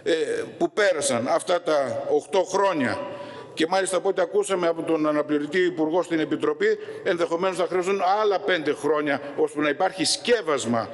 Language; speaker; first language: Greek; native; Greek